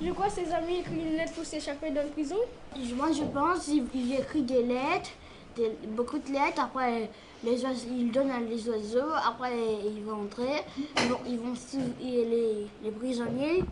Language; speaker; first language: French; non-native, learner; Arabic